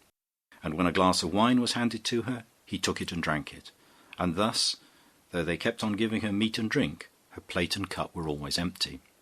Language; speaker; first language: English; native; English